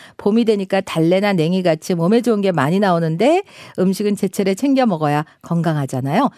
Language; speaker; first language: Korean; native; Korean